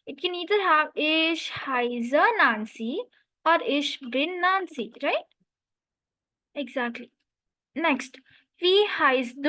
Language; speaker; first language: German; non-native, learner; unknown